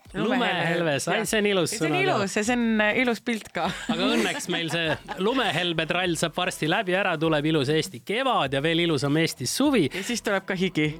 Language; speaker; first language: Estonian; native; Estonian